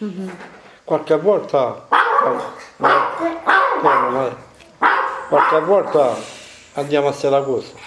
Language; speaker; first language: Italian; non-native, learner; Maltese